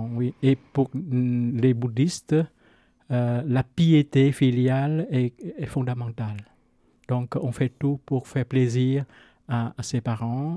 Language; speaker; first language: French; non-native, fluent; Vietnamese